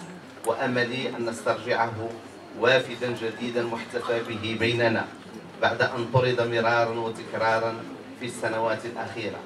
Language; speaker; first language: Arabic; native; Arabic